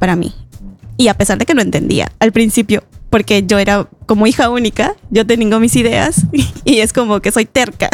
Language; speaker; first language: Spanish; native; Spanish